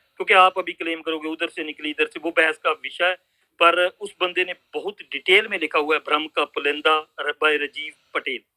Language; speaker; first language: Hindi; non-native, local second language; Punjabi